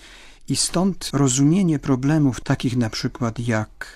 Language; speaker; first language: Polish; native; Polish